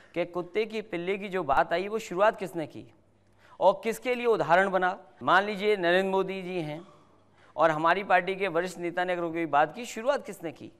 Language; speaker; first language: Hindi; native; Hindi